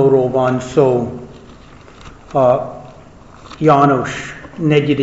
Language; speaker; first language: Hungarian; non-native, fluent; English